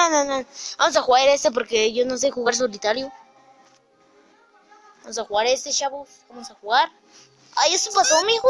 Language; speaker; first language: Spanish; native; Spanish